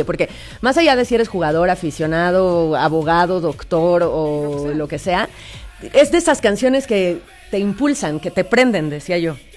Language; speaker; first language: Spanish; native; Spanish